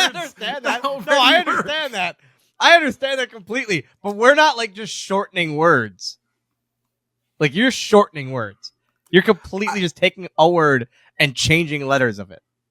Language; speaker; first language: English; native; English